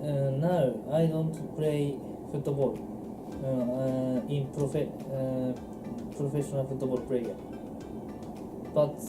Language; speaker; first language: English; non-native, learner; Japanese